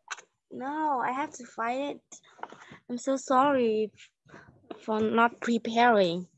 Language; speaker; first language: English; non-native, learner; Vietnamese